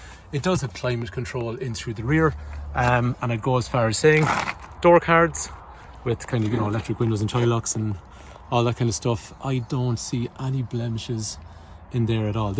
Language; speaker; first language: English; native; English